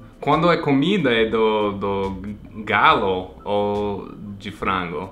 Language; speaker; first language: Portuguese; non-native, fluent; English